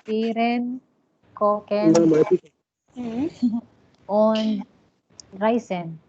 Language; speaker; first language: German; non-native, learner; Filipino